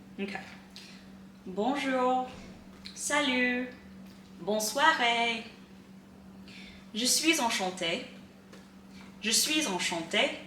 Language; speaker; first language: French; non-native, learner; English